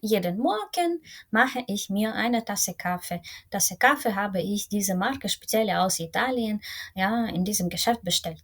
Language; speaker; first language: German; non-native, fluent; Ukrainian